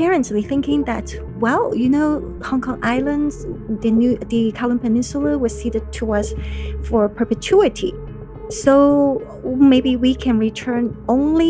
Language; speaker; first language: English; non-native, local second language; Cantonese